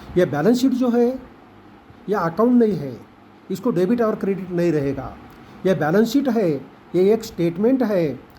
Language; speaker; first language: Hindi; non-native, local second language; Marathi